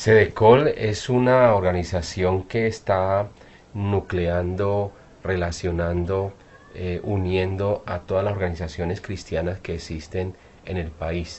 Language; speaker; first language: Spanish; native; Spanish